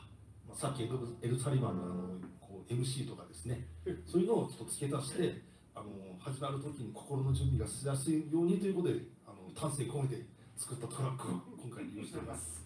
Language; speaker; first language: Japanese; native; Japanese